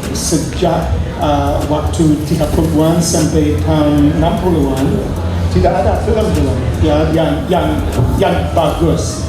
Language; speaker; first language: Indonesian; non-native, fluent; English